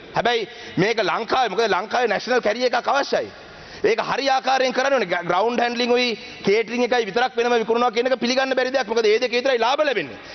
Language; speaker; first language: Sinhala; non-native, local second language; Tamil